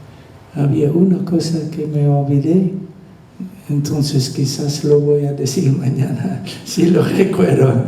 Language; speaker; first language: Spanish; non-native, fluent; Dutch